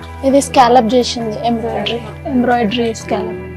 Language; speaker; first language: Telugu; native; Telugu